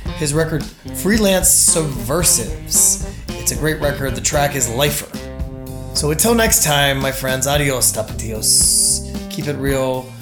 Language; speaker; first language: English; native; English